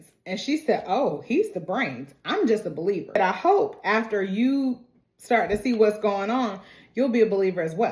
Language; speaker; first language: English; native; English